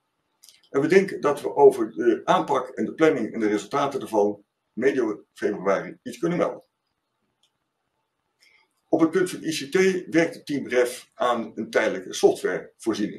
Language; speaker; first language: Dutch; native; Dutch